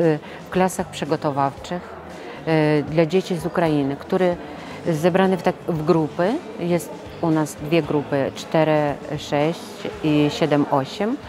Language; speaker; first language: Polish; non-native, local second language; Ukrainian